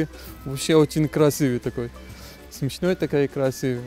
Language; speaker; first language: Russian; non-native, learner; Arabic